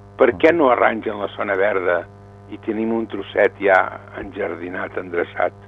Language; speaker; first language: Catalan; native; Catalan